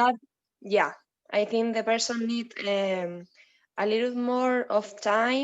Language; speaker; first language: English; non-native, learner; Spanish